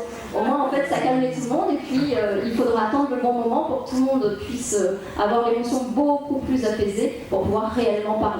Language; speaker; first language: French; native; French